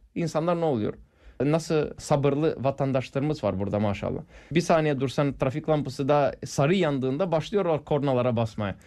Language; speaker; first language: Turkish; non-native, fluent; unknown